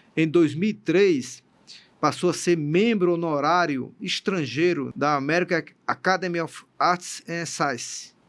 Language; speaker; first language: Portuguese; native; Portuguese